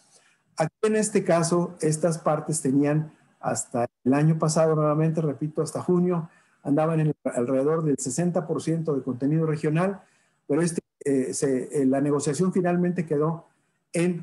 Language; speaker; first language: Spanish; native; Spanish